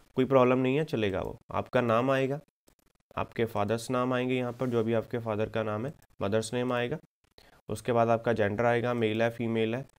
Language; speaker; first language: Hindi; non-native, local second language; Punjabi